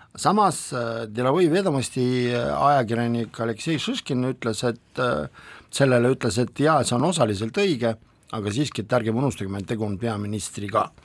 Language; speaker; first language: Estonian; non-native, local second language; Russian